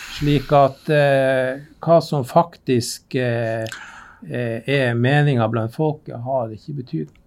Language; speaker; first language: Norwegian; native; Norwegian